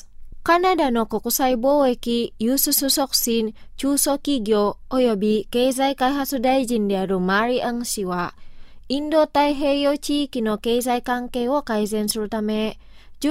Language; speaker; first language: Japanese; non-native, fluent; Indonesian